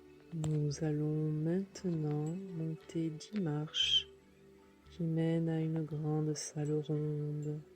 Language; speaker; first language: French; native; French